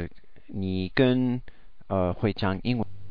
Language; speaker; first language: Chinese; non-native, learner; English